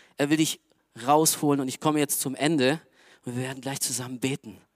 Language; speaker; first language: German; early bilingual, other home language; Romanian